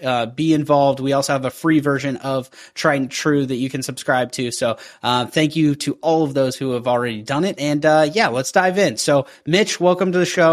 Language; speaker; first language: English; native; English